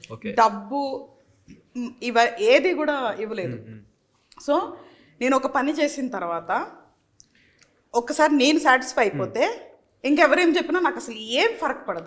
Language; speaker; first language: Telugu; native; Telugu